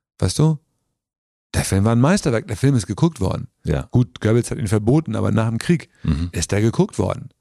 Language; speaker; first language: German; early bilingual, other home language; Turkish